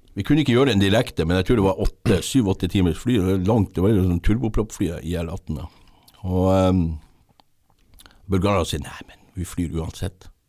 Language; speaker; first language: Norwegian; native; Norwegian